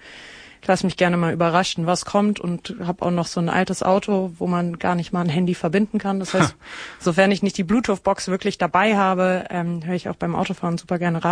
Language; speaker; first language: German; native; German